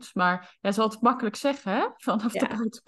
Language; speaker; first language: Dutch; native; Dutch